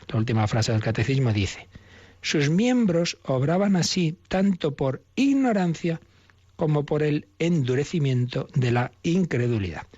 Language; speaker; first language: Spanish; native; Spanish